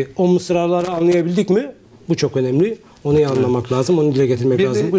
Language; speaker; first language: Turkish; native; Turkish